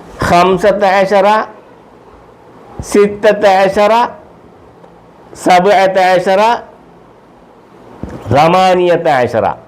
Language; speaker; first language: Arabic; non-native, fluent; Malayalam